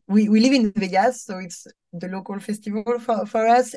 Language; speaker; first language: English; non-native, fluent; French